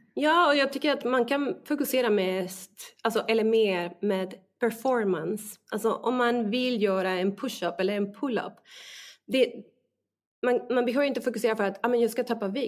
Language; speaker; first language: Swedish; non-native, fluent; Spanish